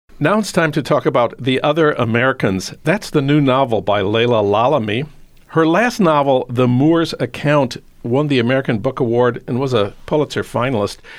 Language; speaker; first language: English; native; English